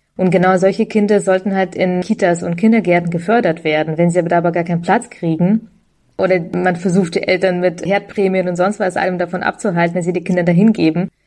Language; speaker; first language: German; early bilingual, other home language; Russian